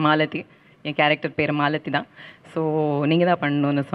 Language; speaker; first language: Tamil; non-native, learner; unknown